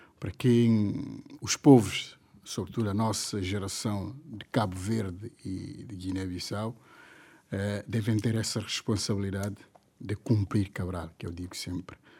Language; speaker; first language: Portuguese; non-native, local second language; Upper Guinea Crioulo